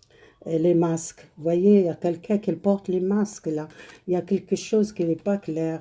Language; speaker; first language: French; non-native, learner; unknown